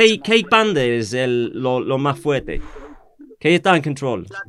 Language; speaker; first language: Spanish; non-native, learner; English